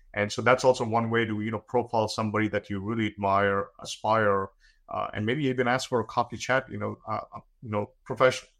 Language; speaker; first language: English; non-native, local second language; Gujarati